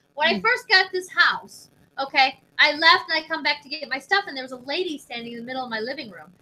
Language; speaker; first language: English; native; English